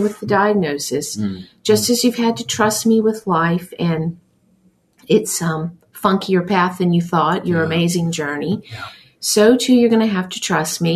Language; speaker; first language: English; native; English